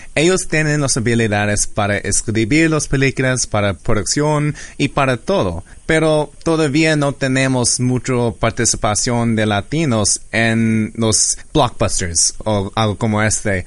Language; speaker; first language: Spanish; early bilingual, heritage; English